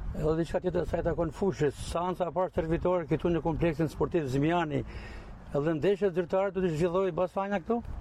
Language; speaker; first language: Albanian; native; Albanian